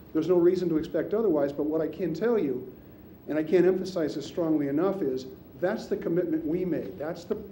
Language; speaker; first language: English; native; English